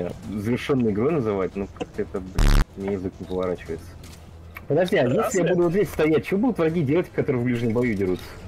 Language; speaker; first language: Russian; native; Russian